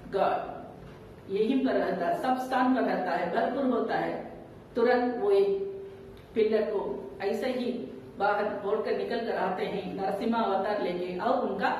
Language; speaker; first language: Hindi; non-native, local second language; Tamil